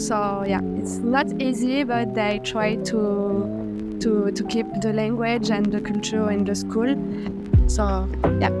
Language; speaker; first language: English; non-native, fluent; French